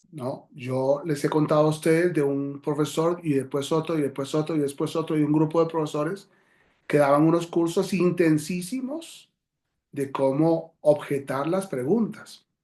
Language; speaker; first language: Spanish; native; Spanish